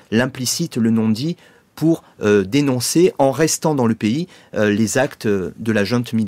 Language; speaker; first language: French; native; French